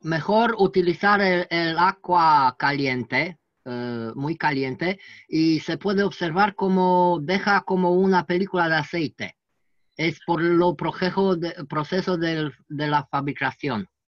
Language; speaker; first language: Spanish; non-native, learner; French